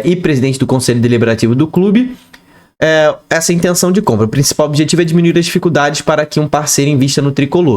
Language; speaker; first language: Portuguese; native; Portuguese